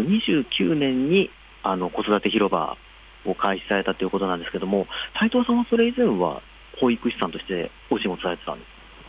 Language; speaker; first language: Japanese; native; Japanese